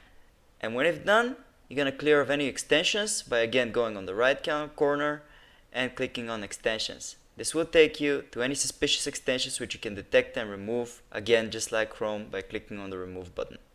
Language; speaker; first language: English; non-native, fluent; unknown